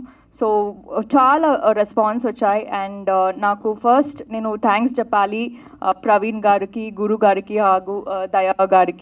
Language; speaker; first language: Telugu; non-native, learner; Kannada